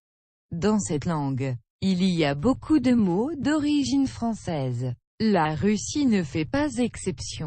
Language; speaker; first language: French; non-native, learner; Russian